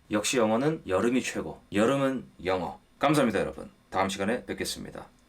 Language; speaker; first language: Korean; native; Korean